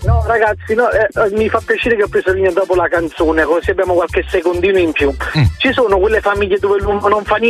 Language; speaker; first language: Italian; native; Italian